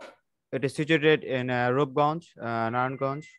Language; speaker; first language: English; non-native, learner; Bangla